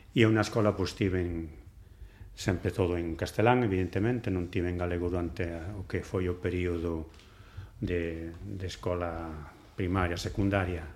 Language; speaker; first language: Galician; non-native, local second language; Spanish